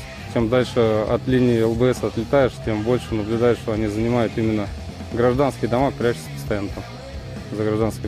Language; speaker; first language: Russian; native; Russian